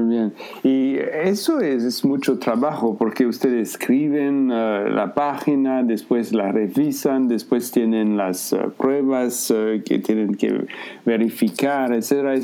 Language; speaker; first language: Spanish; non-native, fluent; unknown